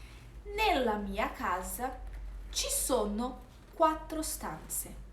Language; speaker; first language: Italian; non-native, fluent; Portuguese